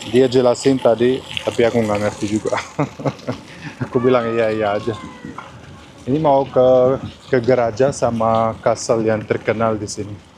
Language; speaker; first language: Indonesian; non-native, fluent; Arabic